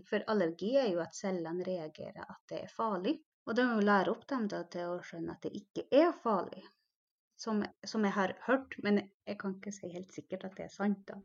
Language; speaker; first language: Norwegian; non-native, local second language; Northern Sami